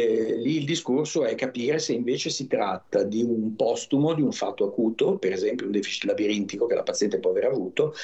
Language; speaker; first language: Italian; native; Italian